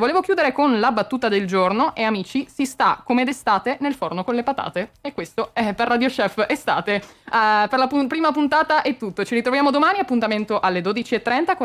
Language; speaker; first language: Italian; native; Italian